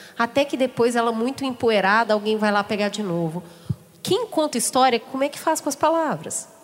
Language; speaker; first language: Portuguese; native; Portuguese